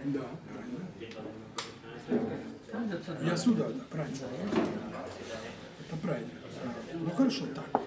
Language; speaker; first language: Russian; non-native, learner; Serbian